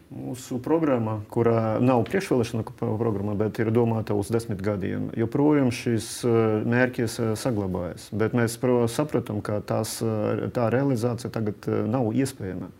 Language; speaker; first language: Latvian; non-native, local second language; Russian